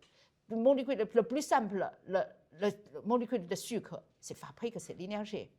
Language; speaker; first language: French; non-native, learner; Chinese